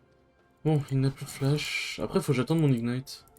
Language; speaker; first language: French; native; French